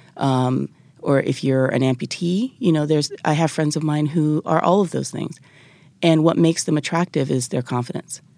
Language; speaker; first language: English; early bilingual, other home language; Japanese